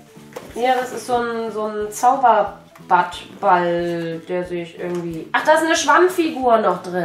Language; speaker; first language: German; native; German